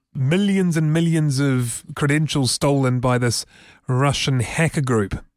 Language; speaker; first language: English; native; English